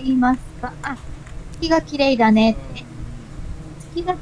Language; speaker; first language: Japanese; non-native, learner; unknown